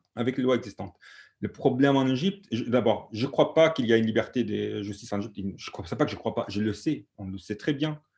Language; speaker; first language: French; non-native, fluent; Arabic